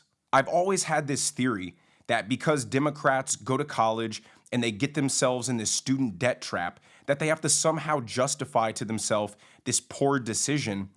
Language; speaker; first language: English; native; English